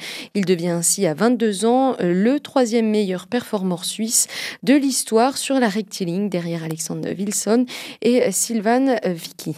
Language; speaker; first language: French; native; French